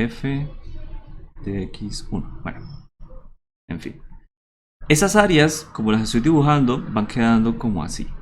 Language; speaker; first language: Spanish; native; Spanish